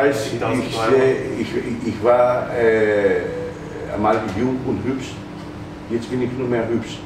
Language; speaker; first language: German; non-native, fluent; Greek